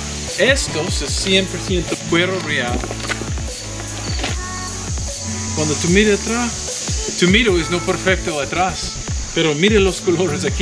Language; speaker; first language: Spanish; non-native, learner; English